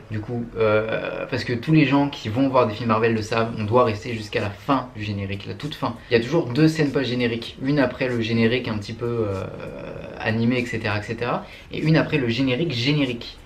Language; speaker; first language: French; native; French